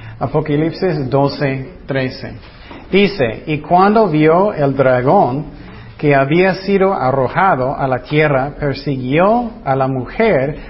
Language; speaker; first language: Spanish; non-native, fluent; English